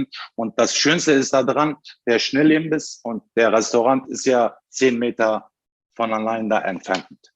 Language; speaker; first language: German; non-native, fluent; Turkish